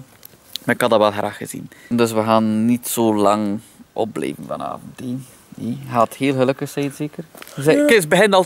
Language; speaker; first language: Dutch; native; Dutch